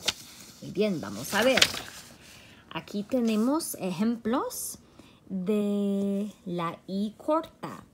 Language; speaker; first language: Spanish; non-native, fluent; English